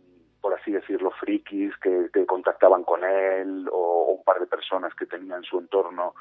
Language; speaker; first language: Spanish; native; Spanish